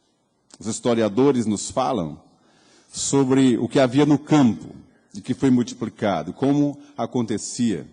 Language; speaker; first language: Portuguese; native; Portuguese